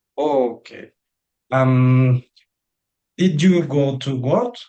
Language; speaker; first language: English; non-native, learner; Spanish